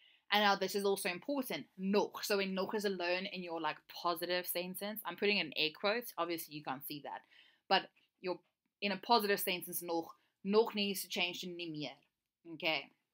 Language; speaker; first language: English; native; English